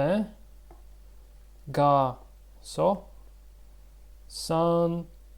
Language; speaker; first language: Korean; non-native, learner; Russian